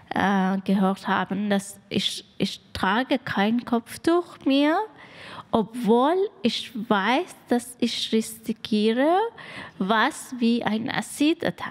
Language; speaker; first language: German; non-native, learner; Persian